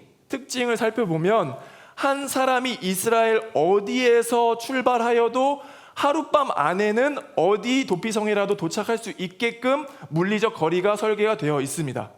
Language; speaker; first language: Korean; native; Korean